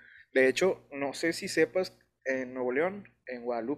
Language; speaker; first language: Spanish; native; Spanish